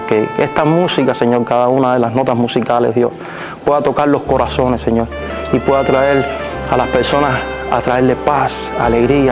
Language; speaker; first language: Spanish; native; Spanish